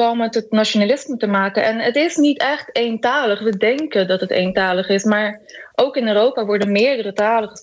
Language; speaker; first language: Dutch; early bilingual, other home language; Macedonian